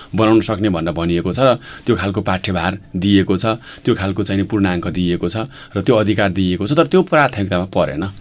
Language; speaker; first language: Nepali; native; Nepali